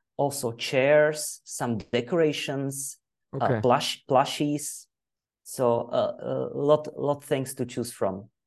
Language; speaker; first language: English; non-native, fluent; Czech